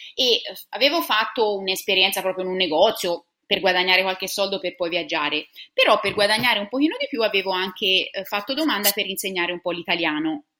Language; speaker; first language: Italian; native; Italian